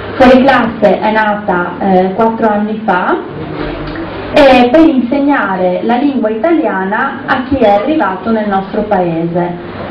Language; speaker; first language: Italian; native; Italian